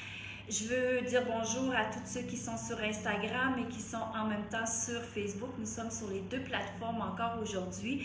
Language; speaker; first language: French; native; French